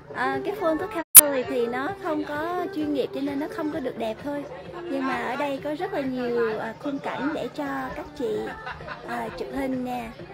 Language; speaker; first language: Vietnamese; early bilingual, heritage; Vietnamese